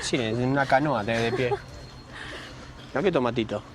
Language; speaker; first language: Spanish; native; Spanish